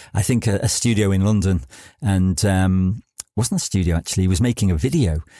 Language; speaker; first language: English; native; English